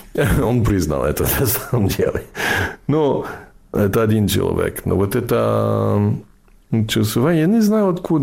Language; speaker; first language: Russian; non-native, fluent; English